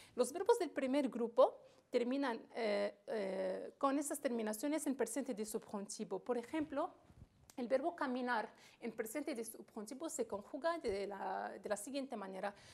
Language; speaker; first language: Spanish; non-native, fluent; Arabic